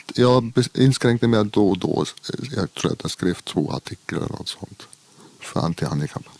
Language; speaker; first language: Swedish; non-native, fluent; German